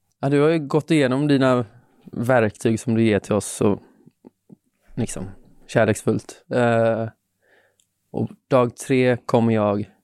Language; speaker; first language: Swedish; native; Swedish